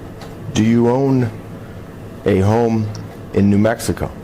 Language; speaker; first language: English; native; English